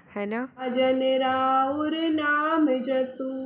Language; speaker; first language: Hindi; native; Hindi